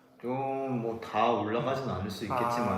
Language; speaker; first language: Korean; native; Korean